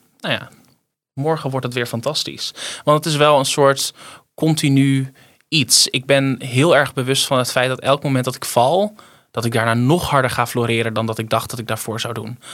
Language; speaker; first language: Dutch; native; Dutch